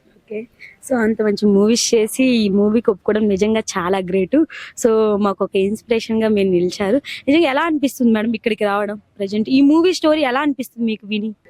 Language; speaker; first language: Telugu; native; Telugu